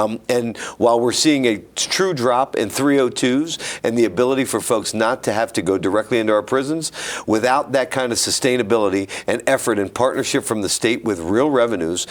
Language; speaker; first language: English; native; English